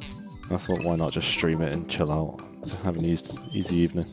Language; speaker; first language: English; native; English